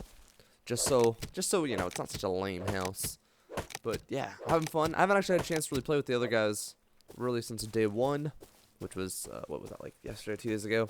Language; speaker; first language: English; native; English